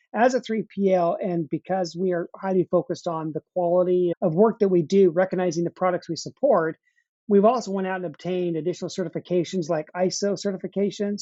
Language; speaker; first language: English; native; English